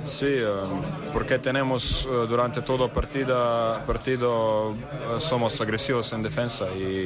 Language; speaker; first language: Spanish; non-native, learner; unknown